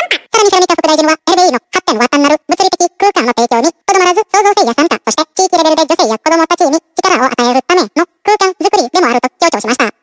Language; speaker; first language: Japanese; non-native, fluent; Indonesian